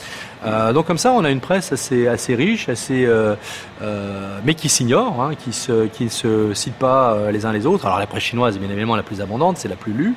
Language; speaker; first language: French; native; French